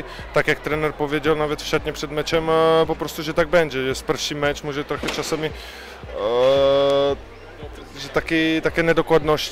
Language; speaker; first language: Polish; non-native, fluent; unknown